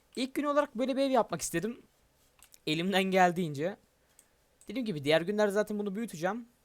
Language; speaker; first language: Turkish; native; Turkish